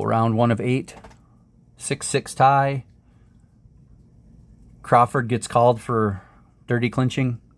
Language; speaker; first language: English; native; English